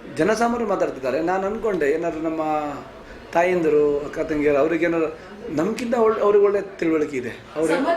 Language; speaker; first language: Kannada; non-native, local second language; Lambadi